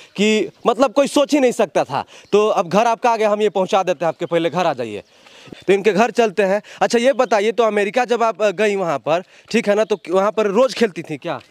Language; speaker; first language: Hindi; native; Hindi